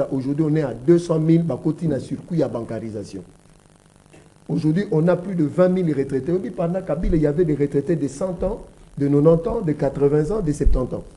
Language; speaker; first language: French; non-native, local second language; Lingala